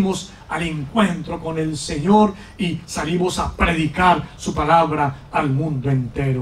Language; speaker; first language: Spanish; native; Spanish